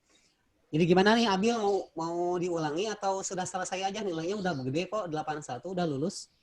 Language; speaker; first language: Indonesian; native; Indonesian